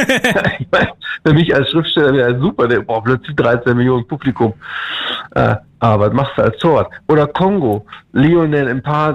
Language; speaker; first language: German; native; German